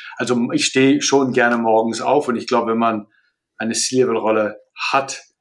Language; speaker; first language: German; non-native, fluent; Malay